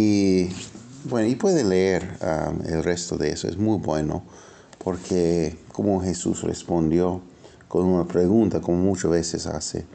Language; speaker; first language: Spanish; non-native, fluent; English